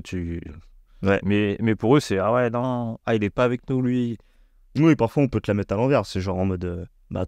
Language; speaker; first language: French; native; French